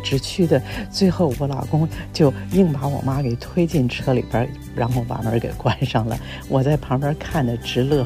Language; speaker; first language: Chinese; native; Chinese